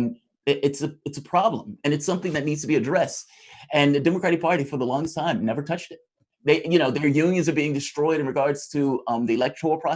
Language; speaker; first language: English; native; English